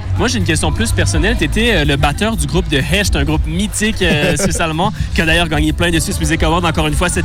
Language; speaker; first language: French; native; French